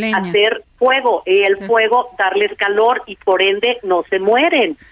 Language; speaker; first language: Spanish; native; Spanish